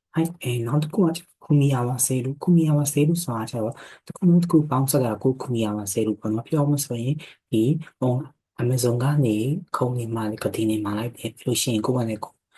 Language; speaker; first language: Burmese; native; Burmese